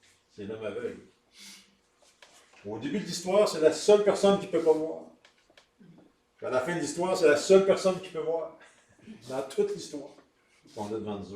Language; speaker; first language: French; native; French